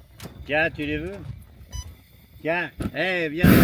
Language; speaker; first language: French; native; French